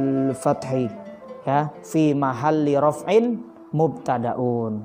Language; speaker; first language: Arabic; non-native, fluent; Indonesian